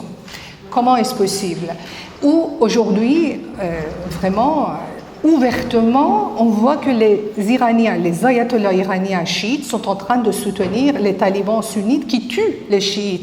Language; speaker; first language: French; non-native, fluent; Persian